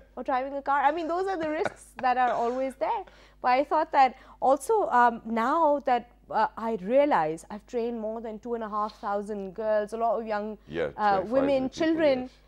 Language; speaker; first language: English; non-native, local second language; Urdu